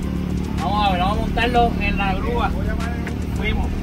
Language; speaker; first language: Spanish; native; Spanish